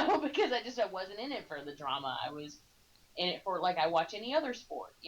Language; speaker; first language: English; native; English